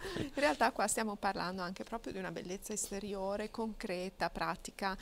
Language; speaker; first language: Italian; native; Italian